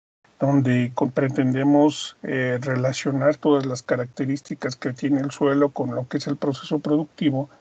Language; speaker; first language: Spanish; native; Spanish